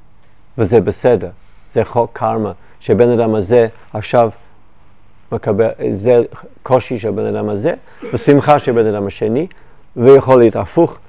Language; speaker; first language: Hebrew; non-native, fluent; English